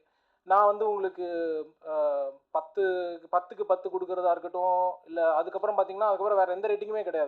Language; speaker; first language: Tamil; native; Tamil